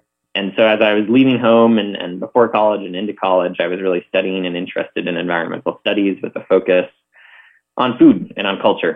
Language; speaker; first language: English; native; English